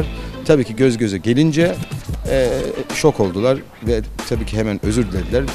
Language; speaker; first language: Turkish; early bilingual, heritage; Turkish